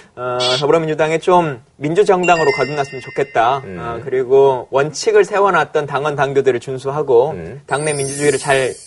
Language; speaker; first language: Korean; native; Korean